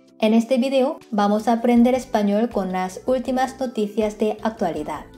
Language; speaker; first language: Spanish; non-native, fluent; Korean